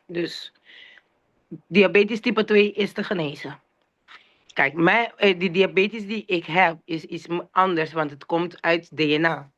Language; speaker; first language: Dutch; non-native, local second language; Papiamento